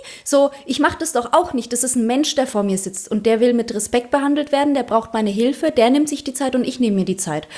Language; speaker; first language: German; early bilingual, other home language; Russian